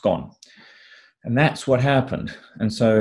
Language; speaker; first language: English; native; English